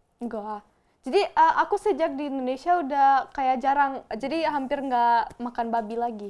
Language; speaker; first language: Indonesian; non-native, fluent; German